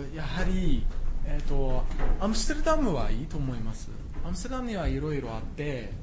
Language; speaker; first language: Japanese; non-native, fluent; Dutch